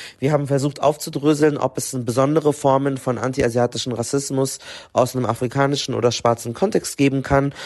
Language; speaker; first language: German; early bilingual, other home language; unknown